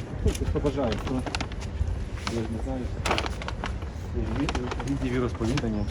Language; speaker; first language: Ukrainian; native; Ukrainian